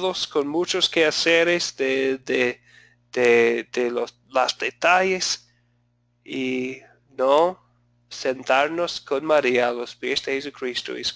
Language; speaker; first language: Spanish; non-native, fluent; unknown